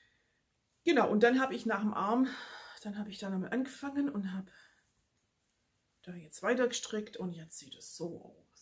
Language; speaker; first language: German; native; German